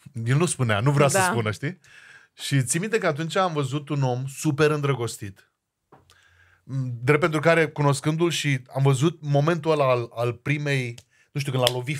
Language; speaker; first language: Romanian; native; Romanian